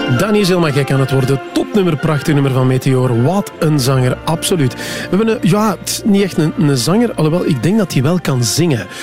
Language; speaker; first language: Dutch; native; Dutch